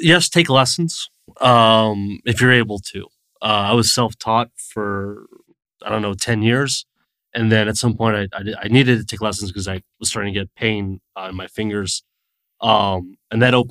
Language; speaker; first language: English; native; English